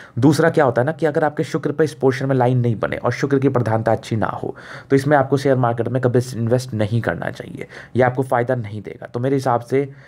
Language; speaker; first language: Hindi; native; Hindi